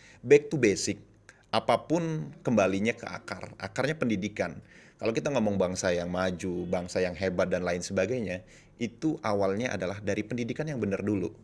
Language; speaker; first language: Indonesian; native; Indonesian